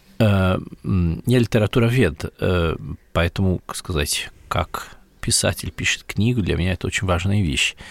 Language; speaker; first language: Russian; non-native, fluent; Italian